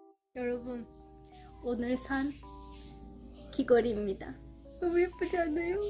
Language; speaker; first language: Korean; non-native, fluent; Turkish